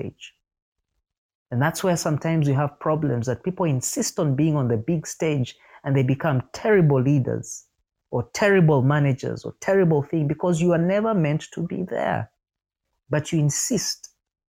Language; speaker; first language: English; non-native, local second language; Ganda